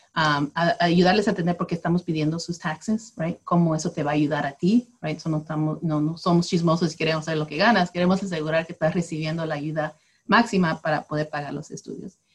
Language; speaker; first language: Spanish; early bilingual, heritage; Spanish